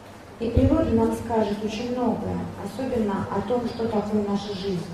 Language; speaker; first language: Russian; native; Russian